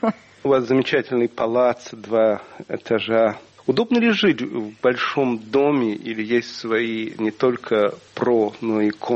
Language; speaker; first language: Russian; native; Russian